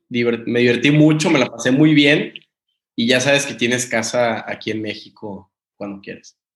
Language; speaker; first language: Spanish; native; Spanish